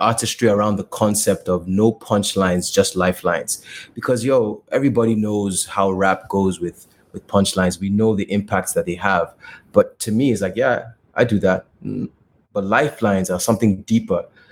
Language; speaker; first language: English; non-native, local second language; Yoruba